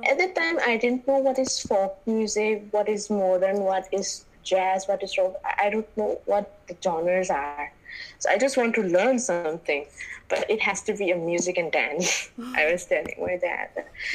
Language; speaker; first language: English; non-native, local second language; Manipuri